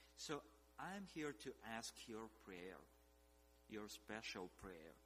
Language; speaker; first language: English; non-native, fluent; Russian